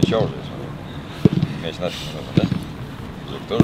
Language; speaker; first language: Russian; native; Russian